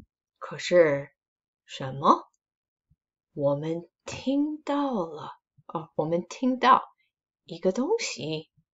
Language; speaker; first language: Chinese; non-native, fluent; English